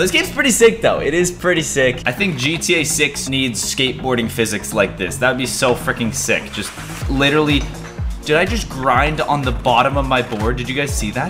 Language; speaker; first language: English; native; English